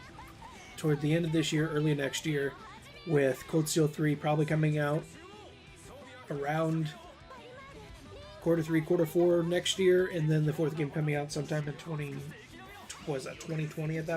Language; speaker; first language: English; native; English